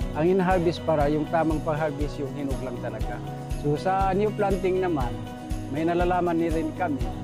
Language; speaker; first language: Filipino; non-native, local second language; Tausug